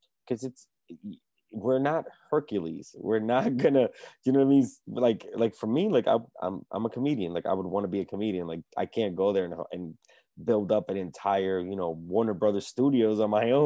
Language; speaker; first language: English; early bilingual, other home language; Spanish